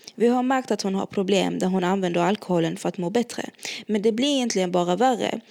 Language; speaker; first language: Swedish; early bilingual, other home language; Arabic